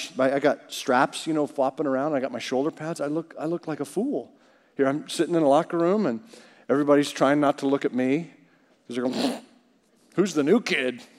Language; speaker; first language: English; native; English